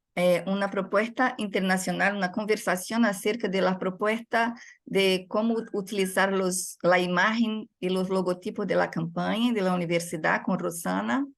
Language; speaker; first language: Spanish; non-native, fluent; Portuguese